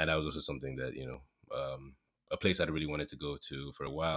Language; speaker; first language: English; non-native, local second language; Yoruba